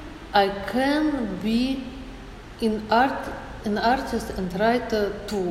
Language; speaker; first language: English; non-native, learner; Russian